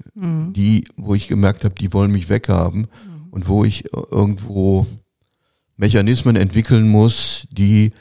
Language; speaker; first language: German; native; German